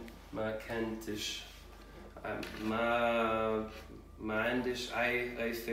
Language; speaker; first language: Arabic; non-native, learner; English